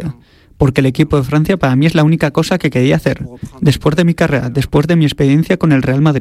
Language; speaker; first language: Spanish; non-native, fluent; French